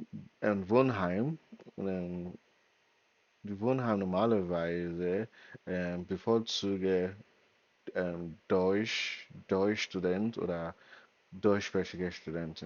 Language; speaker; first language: German; non-native, learner; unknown